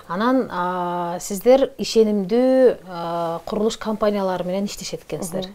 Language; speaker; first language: Kyrgyz; native; Kyrgyz